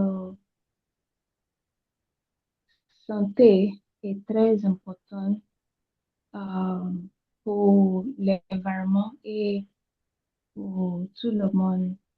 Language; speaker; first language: French; non-native, learner; Yoruba